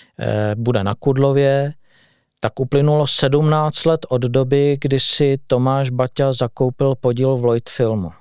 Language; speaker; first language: Czech; native; Czech